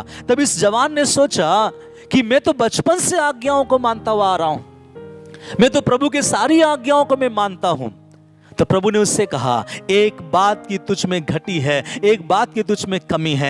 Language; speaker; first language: Hindi; non-native, local second language; Bangla